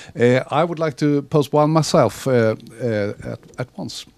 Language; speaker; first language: English; non-native, fluent; Swedish